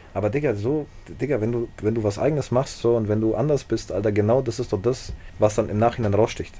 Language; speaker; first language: German; early bilingual, other home language; Russian